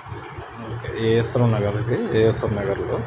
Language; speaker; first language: Telugu; native; Telugu